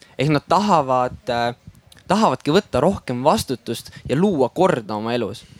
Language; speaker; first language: Estonian; native; Estonian